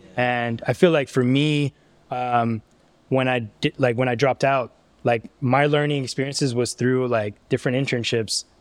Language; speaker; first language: English; native; English